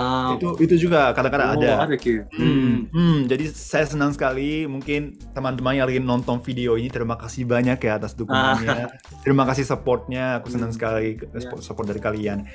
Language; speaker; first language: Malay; non-native, fluent; Japanese